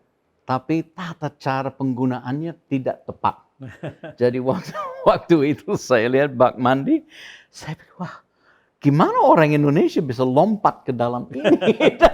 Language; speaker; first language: Indonesian; non-native, fluent; English